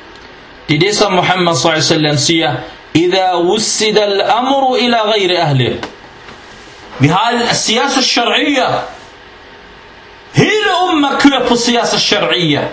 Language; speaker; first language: Danish; non-native, fluent; Arabic